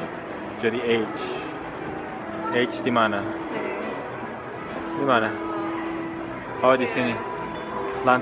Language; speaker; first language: Indonesian; non-native, fluent; English